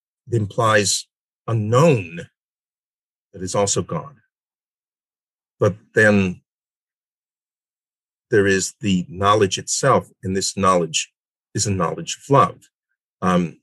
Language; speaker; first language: English; native; English